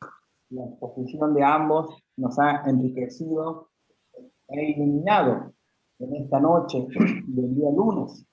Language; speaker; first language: Spanish; native; Spanish